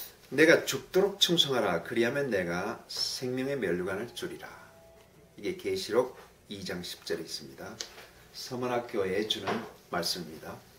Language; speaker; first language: Korean; native; Korean